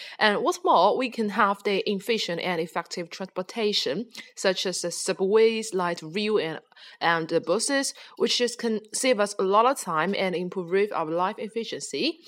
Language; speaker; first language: English; non-native, fluent; Chinese